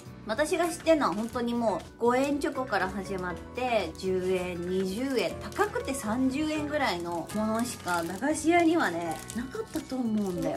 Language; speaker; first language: Japanese; native; Japanese